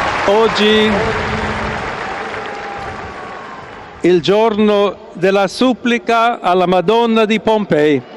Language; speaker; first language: Italian; non-native, fluent; English